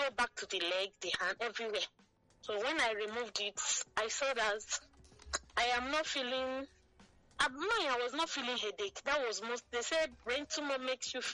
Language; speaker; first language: English; non-native, local second language; Igbo